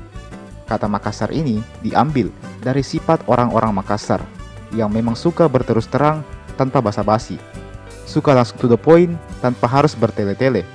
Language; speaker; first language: Indonesian; native; Indonesian